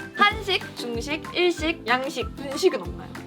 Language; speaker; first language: Korean; native; Korean